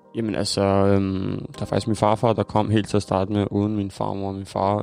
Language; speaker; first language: Danish; early bilingual, other home language; Macedonian